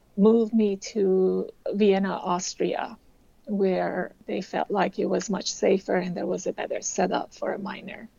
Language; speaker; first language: English; early bilingual, other home language; Persian